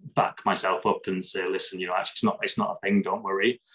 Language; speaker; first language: English; native; English